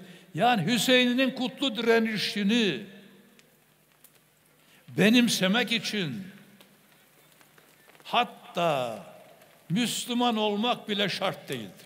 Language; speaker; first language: Turkish; native; Turkish